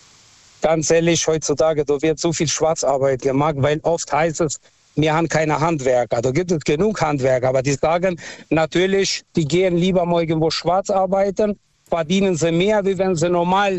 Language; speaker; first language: German; non-native, fluent; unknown